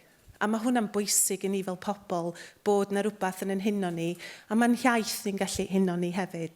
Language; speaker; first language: Welsh; native; Welsh